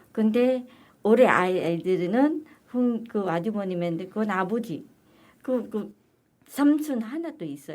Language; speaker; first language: Korean; non-native, learner; Filipino